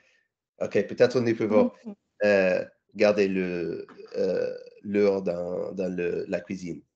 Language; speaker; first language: French; non-native, learner; English